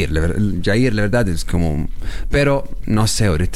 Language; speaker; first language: Spanish; non-native, learner; Arabic